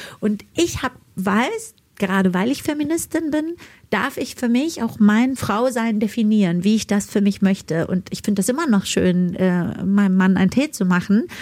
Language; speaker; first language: German; early bilingual, other home language; Persian